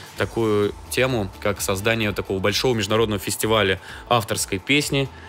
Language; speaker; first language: Russian; native; Russian